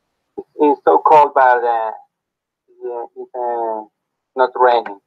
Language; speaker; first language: English; non-native, learner; Spanish